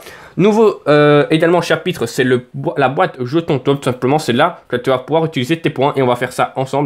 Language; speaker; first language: French; native; French